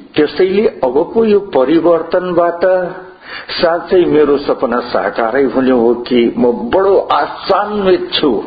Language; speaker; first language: Nepali; non-native, local second language; Newari